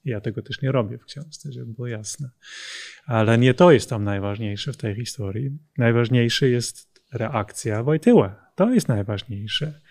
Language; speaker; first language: Polish; non-native, fluent; Dutch